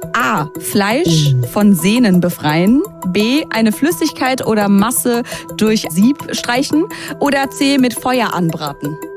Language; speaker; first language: German; early bilingual, other home language; Turkish